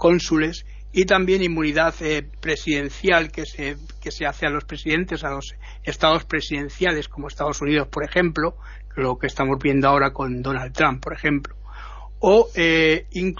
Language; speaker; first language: Spanish; native; Spanish